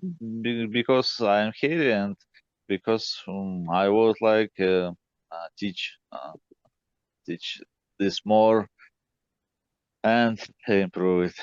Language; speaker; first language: English; non-native, learner; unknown